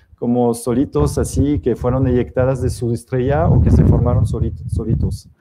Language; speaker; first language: Spanish; non-native, fluent; French